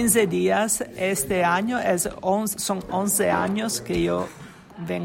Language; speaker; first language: Spanish; non-native, learner; Italian